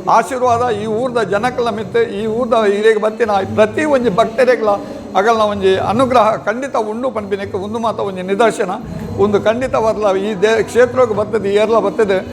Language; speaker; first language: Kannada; native; Kannada